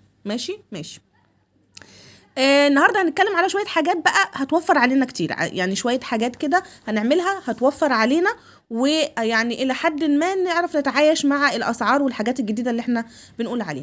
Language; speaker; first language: Arabic; native; Arabic